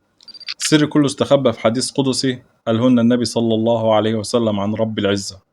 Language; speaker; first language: Arabic; native; Arabic